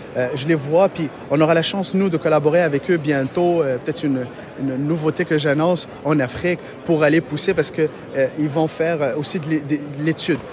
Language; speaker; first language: French; non-native, local second language; Arabic